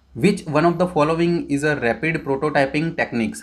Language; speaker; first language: English; non-native, local second language; Gujarati